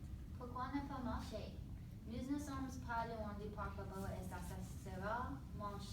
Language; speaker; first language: French; non-native, learner; English